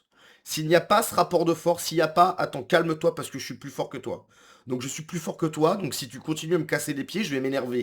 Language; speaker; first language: French; native; French